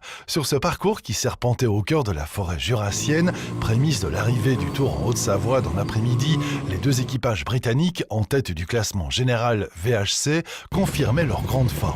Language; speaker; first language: French; native; French